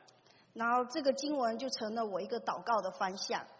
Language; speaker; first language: Chinese; native; Chinese